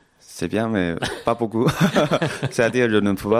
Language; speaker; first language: French; non-native, fluent; Chinese